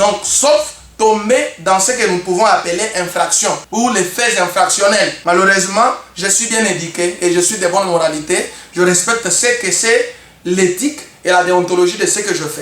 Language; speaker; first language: French; non-native, local second language; Luba-Lulua